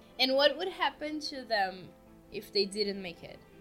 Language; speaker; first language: English; non-native, fluent; Portuguese